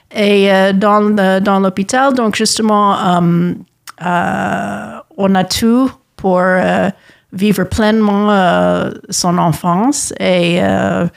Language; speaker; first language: French; non-native, fluent; English